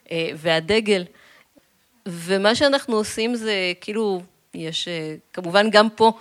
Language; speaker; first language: Hebrew; early bilingual, other home language; Russian